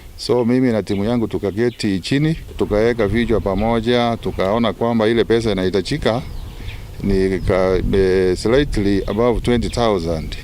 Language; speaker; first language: Swahili; non-native, local second language; Meru